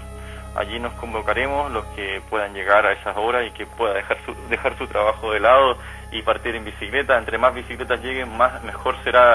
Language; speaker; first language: Spanish; native; Spanish